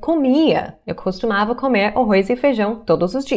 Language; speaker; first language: Portuguese; non-native, fluent; English